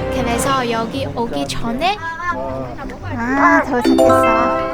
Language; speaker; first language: Korean; non-native, learner; Cantonese